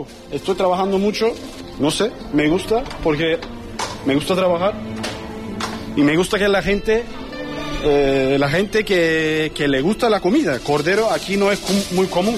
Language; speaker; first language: Spanish; non-native, learner; Turkish